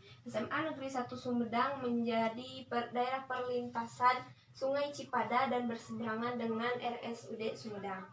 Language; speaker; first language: Indonesian; native; Indonesian